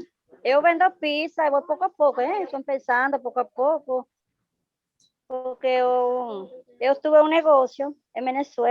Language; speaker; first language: Portuguese; non-native, learner; Spanish